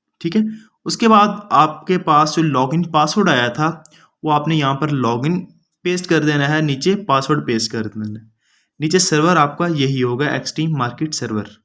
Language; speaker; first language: Urdu; native; Urdu